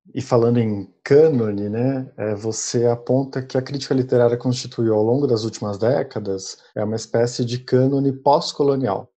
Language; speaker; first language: Portuguese; native; Portuguese